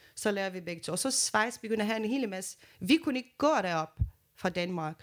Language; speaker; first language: Danish; non-native, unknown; Portuguese